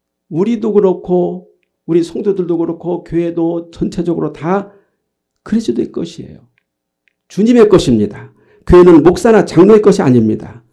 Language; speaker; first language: Korean; native; Korean